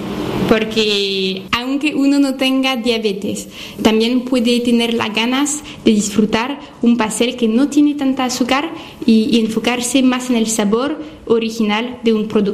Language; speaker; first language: Spanish; non-native, fluent; French